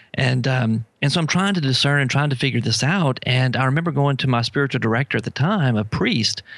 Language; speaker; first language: English; native; English